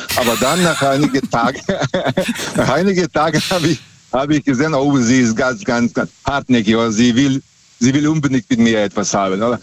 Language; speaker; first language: German; native; German